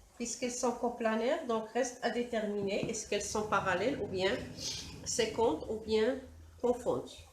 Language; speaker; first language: French; non-native, local second language; Arabic